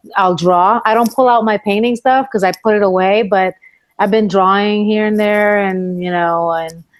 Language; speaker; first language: English; early bilingual, other home language; Spanish